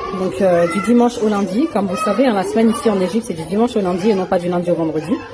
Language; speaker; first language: French; native; French